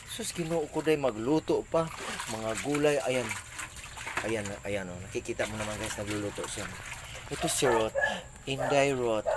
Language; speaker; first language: Filipino; non-native, local second language; Cebuano